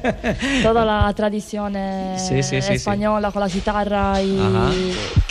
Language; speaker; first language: Spanish; non-native, learner; Italian